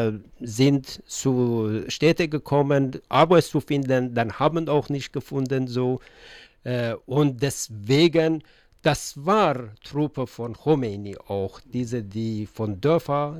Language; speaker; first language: German; non-native, learner; Persian